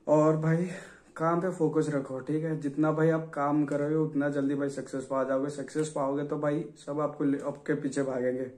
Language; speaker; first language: Hindi; non-native, local second language; Odia